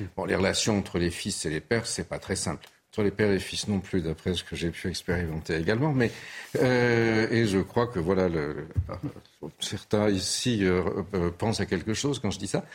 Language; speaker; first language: French; early bilingual, other home language; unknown